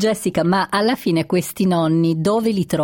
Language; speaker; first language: Italian; native; Italian